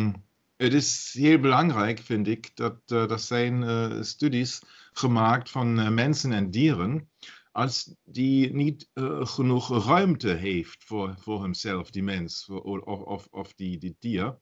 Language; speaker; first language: Dutch; non-native, learner; German